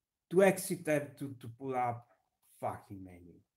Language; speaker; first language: English; non-native, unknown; Italian